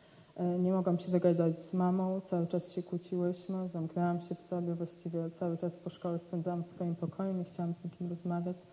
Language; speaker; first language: Polish; native; Polish